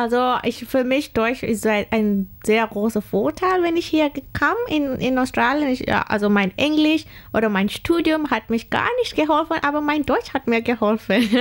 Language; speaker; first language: German; non-native, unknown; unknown